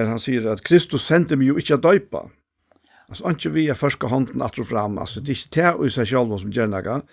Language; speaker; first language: Danish; non-native, local second language; Faroese